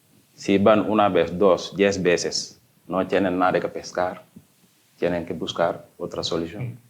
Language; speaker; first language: Spanish; non-native, fluent; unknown